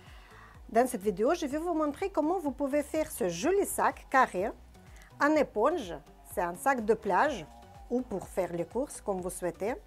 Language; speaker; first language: French; non-native, fluent; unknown